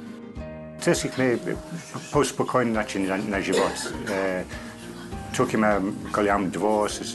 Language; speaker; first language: Bulgarian; non-native, fluent; English